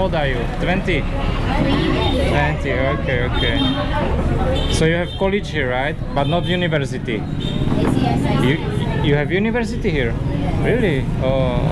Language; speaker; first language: English; non-native, learner; Slovak